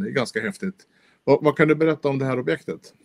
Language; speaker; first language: Swedish; native; Swedish